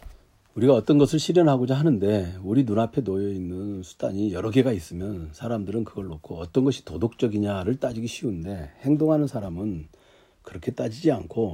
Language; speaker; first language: Korean; native; Korean